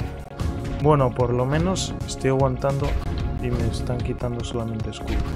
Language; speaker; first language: Spanish; native; Spanish